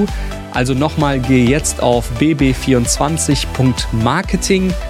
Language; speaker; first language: German; native; German